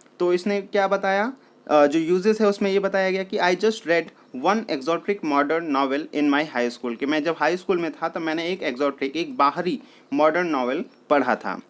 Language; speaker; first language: Hindi; native; Hindi